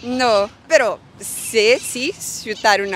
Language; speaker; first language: Spanish; non-native, fluent; Portuguese